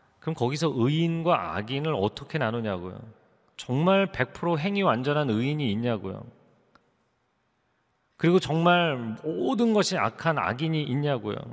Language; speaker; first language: Korean; native; Korean